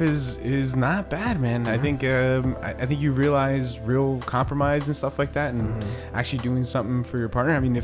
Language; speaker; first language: English; early bilingual, other home language; Spanish